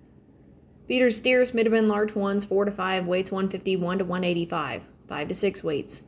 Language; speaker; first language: English; native; English